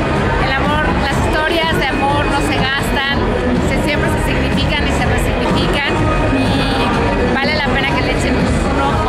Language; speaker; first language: Spanish; native; Spanish